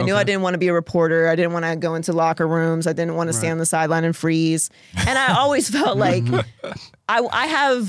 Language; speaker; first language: English; native; English